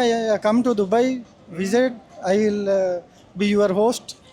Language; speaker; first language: English; non-native, learner; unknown